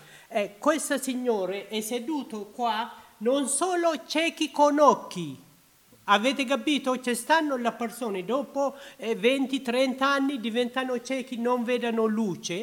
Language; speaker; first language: Italian; non-native, learner; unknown